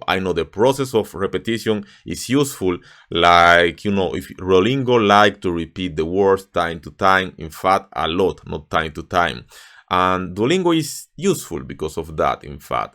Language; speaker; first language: English; non-native, fluent; Spanish